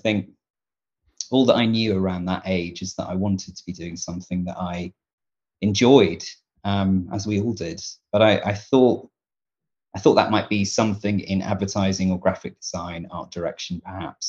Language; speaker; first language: English; native; English